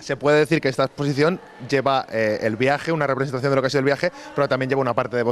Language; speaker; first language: Spanish; native; Spanish